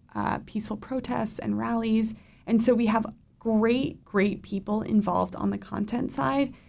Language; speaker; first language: English; native; English